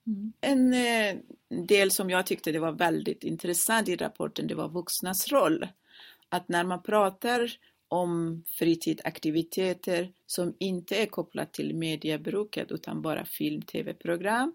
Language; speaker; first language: Swedish; non-native, fluent; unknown